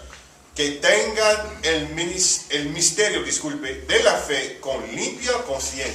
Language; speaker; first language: Spanish; early bilingual, heritage; Spanish